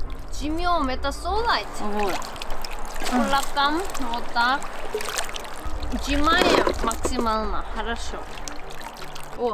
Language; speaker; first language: Russian; non-native, learner; Korean